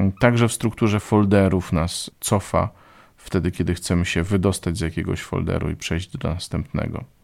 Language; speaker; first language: Polish; native; Polish